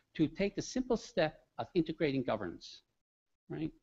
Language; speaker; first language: English; native; English